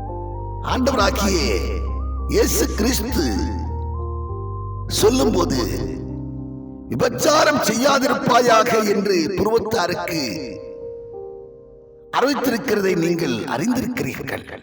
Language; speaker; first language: Tamil; native; Tamil